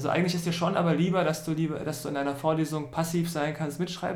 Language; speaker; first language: German; native; German